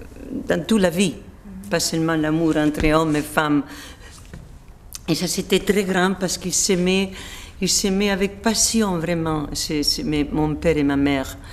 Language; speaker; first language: French; non-native, fluent; Spanish